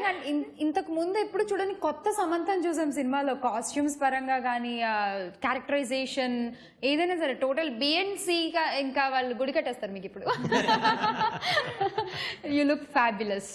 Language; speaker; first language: Telugu; native; Telugu